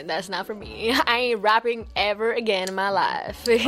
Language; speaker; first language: English; early bilingual, other home language; French